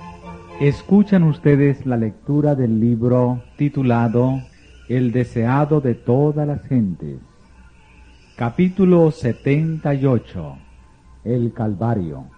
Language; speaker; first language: Spanish; native; Spanish